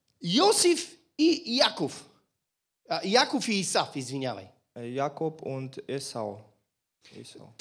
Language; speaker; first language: German; non-native, learner; Bulgarian